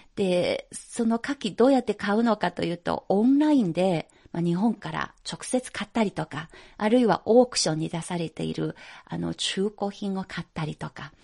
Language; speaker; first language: Japanese; non-native, fluent; Chinese